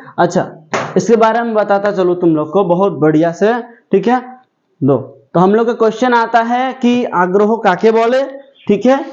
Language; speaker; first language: Hindi; non-native, local second language; Bangla